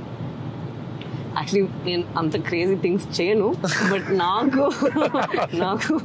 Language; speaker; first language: Telugu; non-native, fluent; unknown